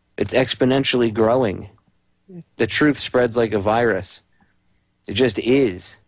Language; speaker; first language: English; native; English